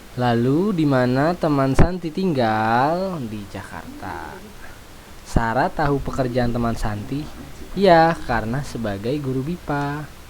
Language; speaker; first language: Indonesian; native; Indonesian